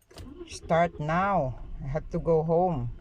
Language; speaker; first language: English; non-native, local second language; Filipino